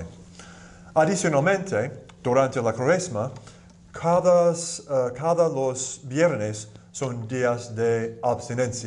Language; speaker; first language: Spanish; non-native, fluent; English